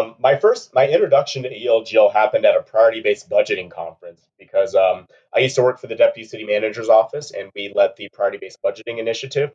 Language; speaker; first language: English; native; English